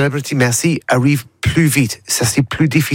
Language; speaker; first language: French; non-native, learner; English